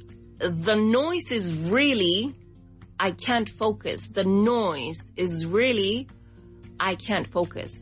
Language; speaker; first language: English; non-native, fluent; Spanish